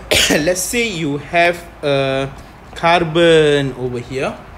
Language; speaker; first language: English; non-native, local second language; Malay